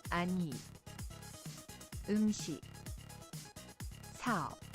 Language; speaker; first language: Korean; non-native, learner; English